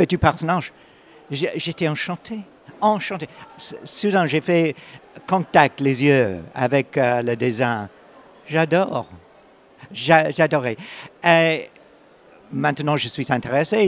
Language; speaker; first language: French; non-native, learner; English